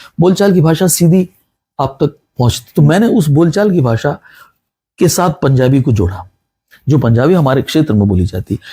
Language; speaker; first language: Hindi; non-native, local second language; Punjabi